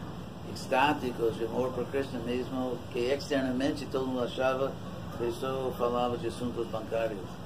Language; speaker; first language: Portuguese; non-native, fluent; English